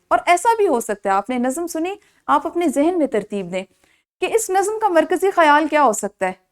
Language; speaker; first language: Urdu; non-native, local second language; Punjabi